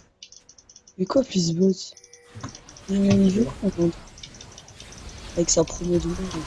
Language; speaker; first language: French; native; French